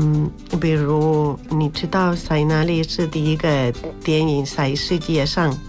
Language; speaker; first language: Chinese; non-native, fluent; Spanish